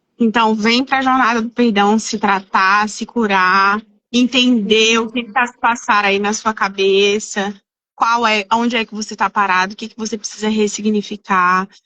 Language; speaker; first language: Portuguese; native; Portuguese